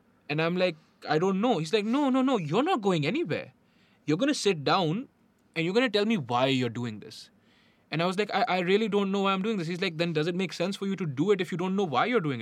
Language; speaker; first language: English; non-native, local second language; Hindi